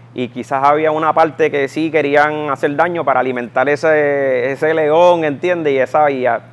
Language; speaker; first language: Spanish; native; Spanish